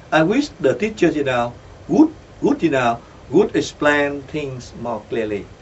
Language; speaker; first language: English; non-native, fluent; Vietnamese